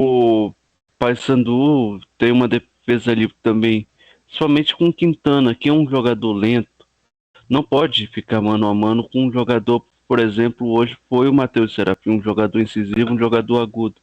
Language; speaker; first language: Portuguese; native; Portuguese